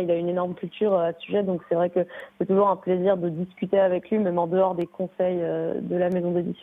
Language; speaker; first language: French; native; French